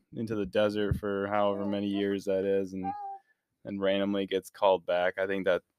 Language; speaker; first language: English; native; English